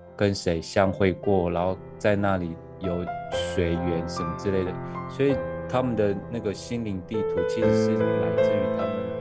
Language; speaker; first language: Chinese; non-native, local second language; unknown